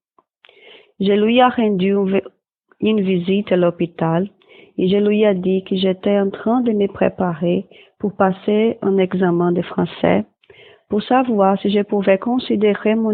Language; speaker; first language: French; non-native, fluent; Portuguese